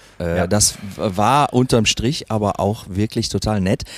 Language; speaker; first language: German; native; German